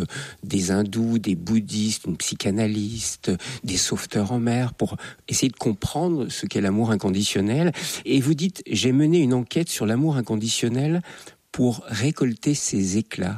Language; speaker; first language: French; native; French